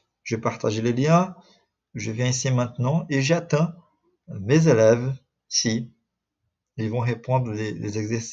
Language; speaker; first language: French; non-native, fluent; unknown